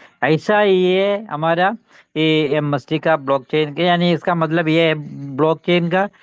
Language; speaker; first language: Hindi; non-native, local second language; Malayalam